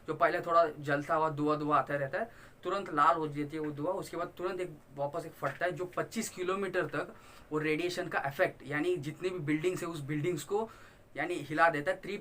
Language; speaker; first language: Hindi; non-native, local second language; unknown